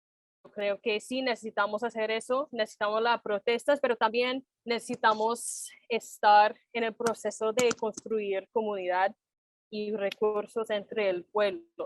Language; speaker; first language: Spanish; non-native, fluent; English